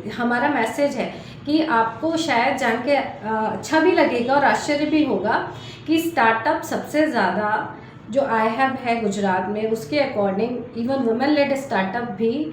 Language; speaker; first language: Hindi; non-native, local second language; Gujarati